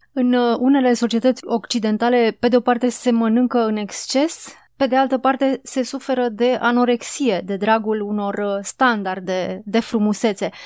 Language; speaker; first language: Romanian; native; Romanian